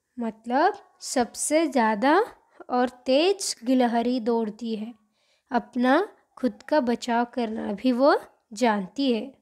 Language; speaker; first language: Hindi; non-native, local second language; Marathi